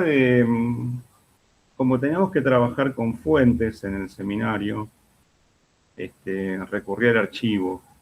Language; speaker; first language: Spanish; native; Spanish